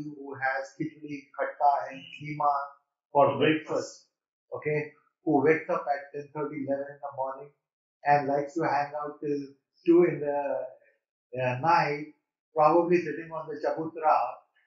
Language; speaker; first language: English; non-native, local second language; Persian